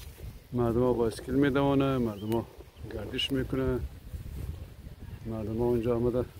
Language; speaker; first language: Persian; native; Persian